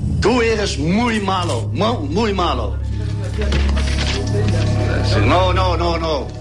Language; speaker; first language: Spanish; non-native, learner; Dutch